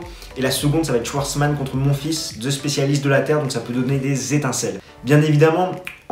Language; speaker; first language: French; native; French